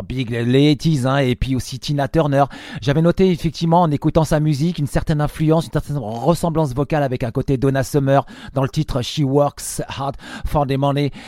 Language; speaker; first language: French; native; French